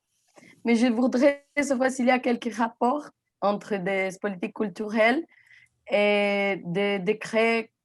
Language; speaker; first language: French; non-native, fluent; Portuguese